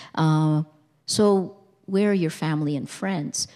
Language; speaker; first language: English; early bilingual, other home language; Filipino